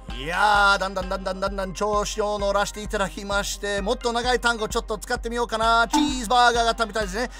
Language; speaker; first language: Japanese; non-native, fluent; English